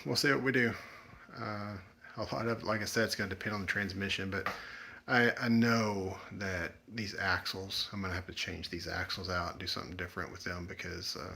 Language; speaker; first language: English; native; English